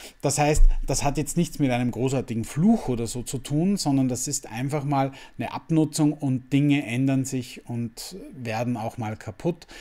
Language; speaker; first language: German; native; German